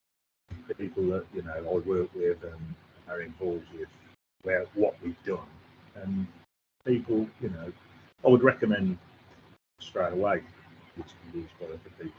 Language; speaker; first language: English; native; English